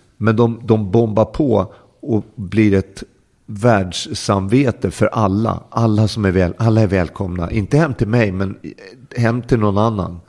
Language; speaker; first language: Swedish; native; Swedish